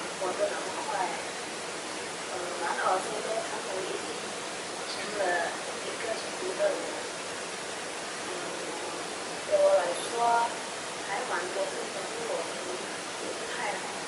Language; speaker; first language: Chinese; non-native, learner; Indonesian